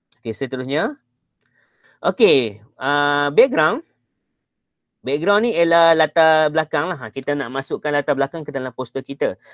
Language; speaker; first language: Malay; native; Malay